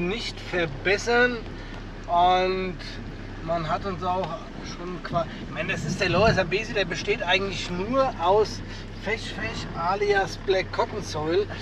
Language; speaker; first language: German; native; German